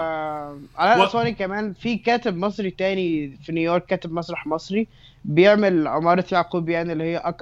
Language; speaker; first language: Arabic; native; Arabic